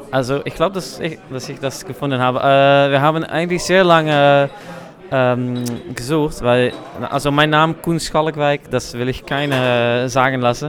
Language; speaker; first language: German; non-native, learner; Dutch